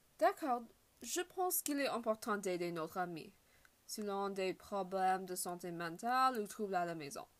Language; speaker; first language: French; non-native, learner; English